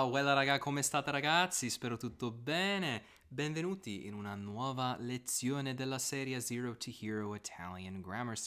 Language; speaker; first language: Italian; non-native, fluent; English